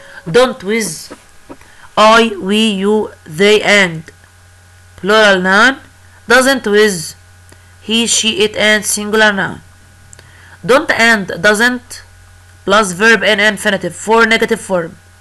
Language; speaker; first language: English; non-native, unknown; Arabic